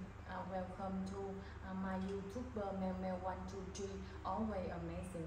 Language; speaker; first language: English; non-native, learner; Vietnamese